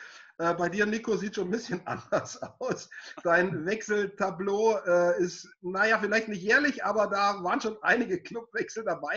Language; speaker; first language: German; native; German